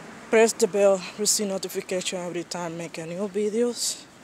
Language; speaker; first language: English; non-native, fluent; Spanish